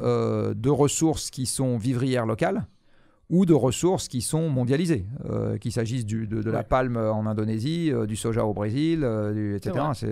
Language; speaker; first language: French; native; French